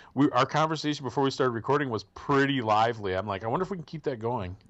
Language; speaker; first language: English; native; English